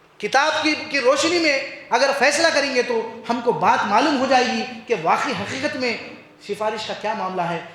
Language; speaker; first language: Urdu; native; Urdu